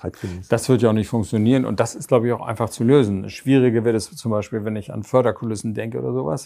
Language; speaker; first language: German; native; German